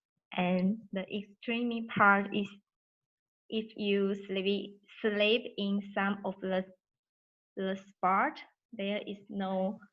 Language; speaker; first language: English; non-native, learner; Chinese